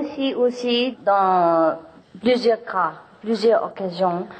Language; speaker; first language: French; non-native, learner; Vietnamese